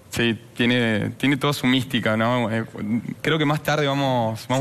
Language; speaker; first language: Spanish; native; Spanish